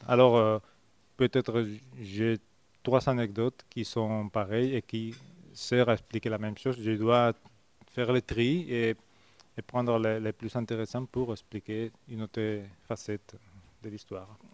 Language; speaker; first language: French; non-native, fluent; Spanish